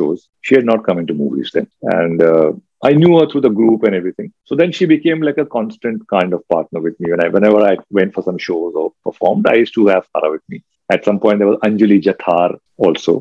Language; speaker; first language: English; non-native, local second language; Urdu